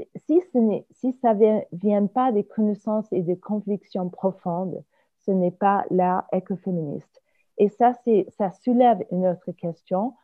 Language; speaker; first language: French; non-native, fluent; English